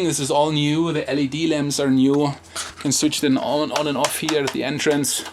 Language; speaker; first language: English; non-native, fluent; German